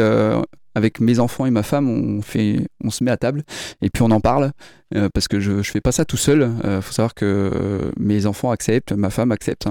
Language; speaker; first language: French; native; French